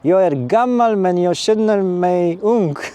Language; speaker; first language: Swedish; non-native, learner; Polish